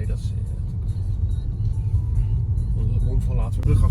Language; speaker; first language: Dutch; native; Dutch